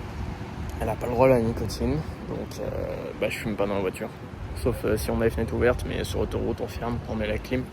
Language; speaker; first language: French; native; French